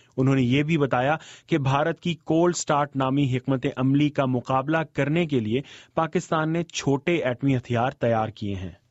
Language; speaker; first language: Urdu; native; Urdu